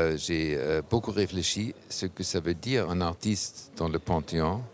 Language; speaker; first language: French; non-native, fluent; German